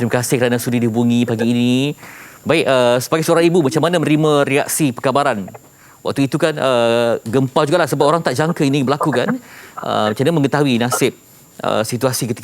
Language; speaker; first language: Malay; native; Malay